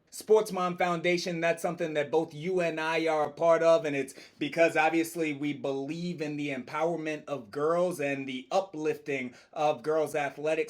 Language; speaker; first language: English; native; English